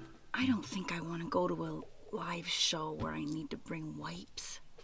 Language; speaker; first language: English; native; English